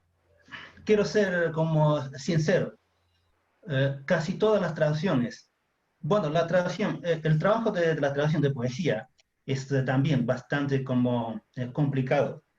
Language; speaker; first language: Spanish; non-native, fluent; Chinese